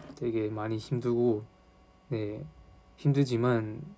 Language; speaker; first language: Korean; non-native, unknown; Chinese